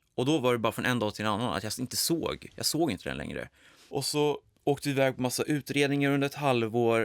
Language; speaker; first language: Swedish; native; Swedish